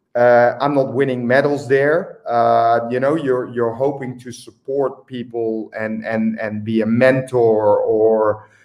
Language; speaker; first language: English; non-native, fluent; Dutch